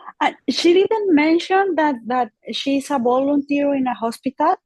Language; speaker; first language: English; non-native, learner; Spanish